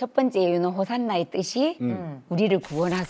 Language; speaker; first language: Korean; native; Korean